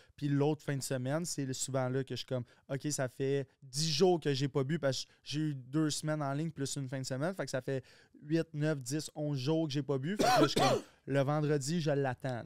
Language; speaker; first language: French; native; French